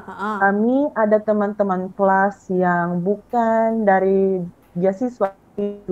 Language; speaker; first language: Indonesian; non-native, fluent; Filipino